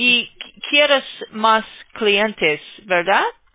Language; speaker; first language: Spanish; non-native, learner; English